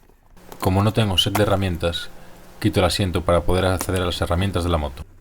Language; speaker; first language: Spanish; native; Spanish